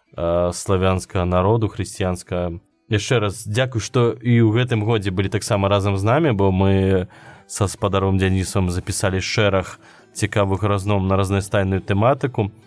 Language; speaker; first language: Belarusian; non-native, local second language; Russian